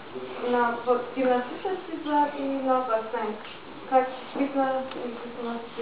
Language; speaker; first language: Russian; non-native, learner; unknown